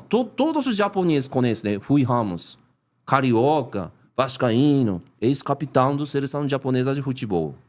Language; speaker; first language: Portuguese; non-native, learner; Japanese